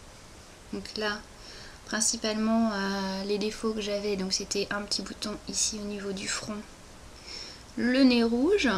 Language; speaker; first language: French; native; French